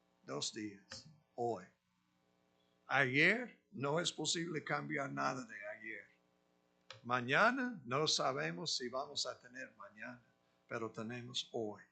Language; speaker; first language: Spanish; non-native, fluent; English